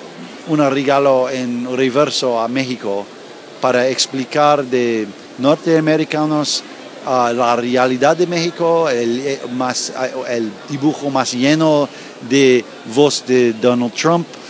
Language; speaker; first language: Spanish; non-native, learner; English